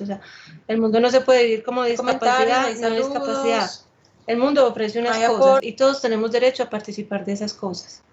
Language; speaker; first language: Spanish; native; Spanish